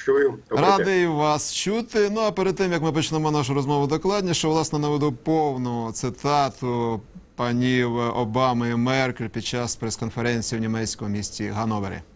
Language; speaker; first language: Ukrainian; native; Ukrainian